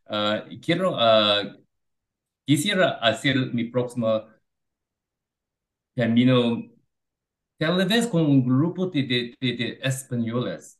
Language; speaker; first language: Spanish; non-native, learner; English